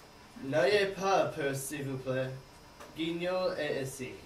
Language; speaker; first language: French; non-native, learner; English